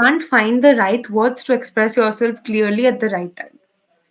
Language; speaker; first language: English; non-native, local second language; Bangla